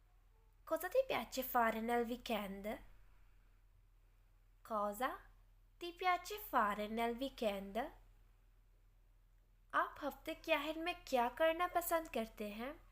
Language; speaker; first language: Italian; non-native, fluent; Urdu